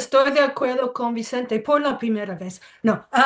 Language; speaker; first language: Spanish; non-native, fluent; English